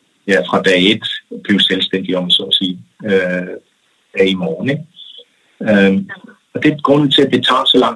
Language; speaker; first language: Danish; non-native, local second language; Kalaallisut